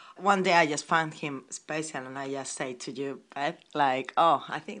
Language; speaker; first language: English; non-native, learner; Spanish